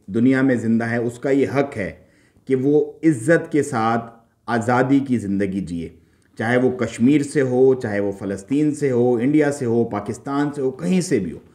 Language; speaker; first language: Urdu; native; Urdu